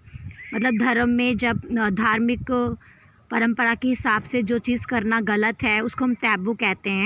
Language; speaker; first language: Hindi; native; Hindi